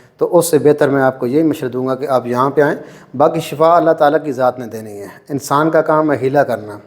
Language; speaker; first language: Urdu; non-native, local second language; Punjabi